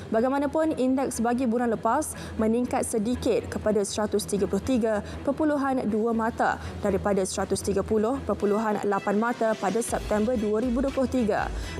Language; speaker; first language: Malay; native; Malay